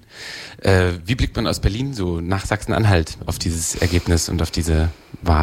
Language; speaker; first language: German; native; German